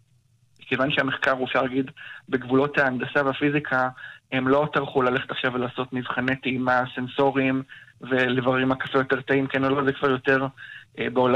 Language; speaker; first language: Hebrew; native; Hebrew